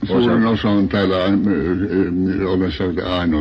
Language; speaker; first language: Finnish; non-native, local second language; Swedish